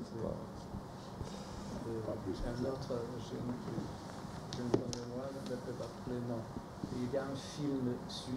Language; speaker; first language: French; non-native, fluent; Portuguese